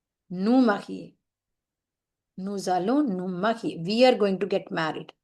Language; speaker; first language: French; non-native, fluent; Hindi